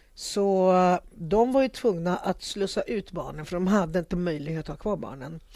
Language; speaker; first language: Swedish; early bilingual, other home language; Spanish